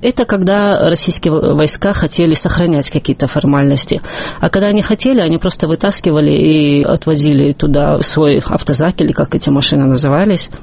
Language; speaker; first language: Russian; non-native, local second language; Chechen